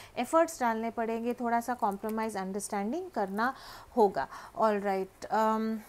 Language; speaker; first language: Hindi; native; Hindi